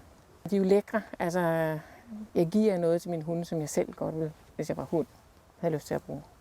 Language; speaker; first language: Danish; native; Danish